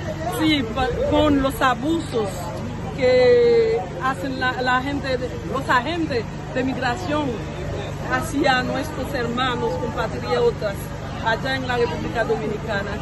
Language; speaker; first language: Spanish; non-native, fluent; Haitian Creole